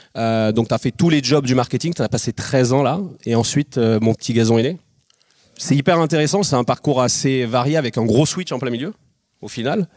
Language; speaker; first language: French; native; French